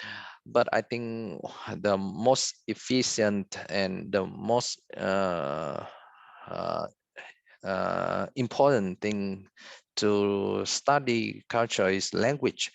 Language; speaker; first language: English; non-native, fluent; Vietnamese